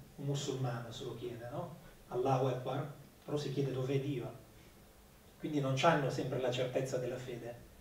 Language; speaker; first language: Italian; native; Italian